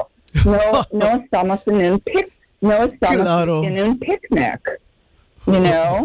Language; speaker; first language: Spanish; non-native, learner; English